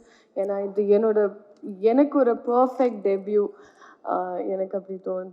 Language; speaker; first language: Tamil; non-native, fluent; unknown